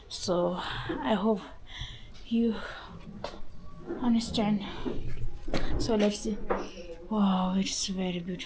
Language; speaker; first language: English; non-native, learner; Tibetan